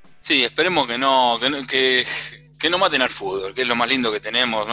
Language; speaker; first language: Spanish; native; Spanish